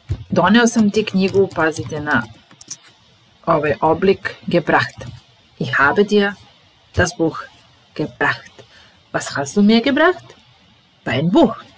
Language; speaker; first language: German; non-native, fluent; Serbian